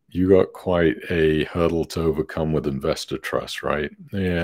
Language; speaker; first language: English; native; English